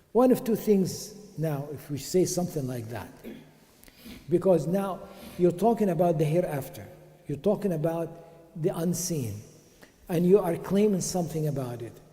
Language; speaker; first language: English; non-native, fluent; Arabic